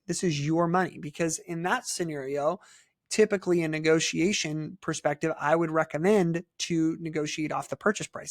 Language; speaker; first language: English; native; English